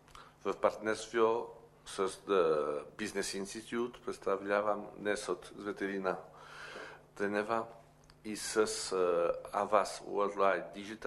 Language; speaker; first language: Bulgarian; non-native, learner; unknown